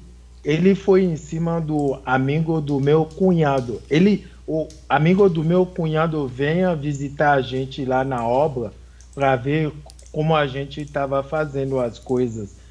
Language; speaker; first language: Portuguese; non-native, fluent; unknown